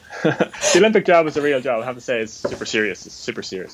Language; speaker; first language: English; native; English